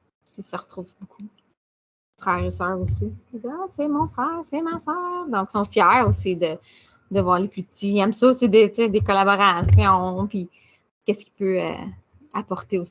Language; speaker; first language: French; native; French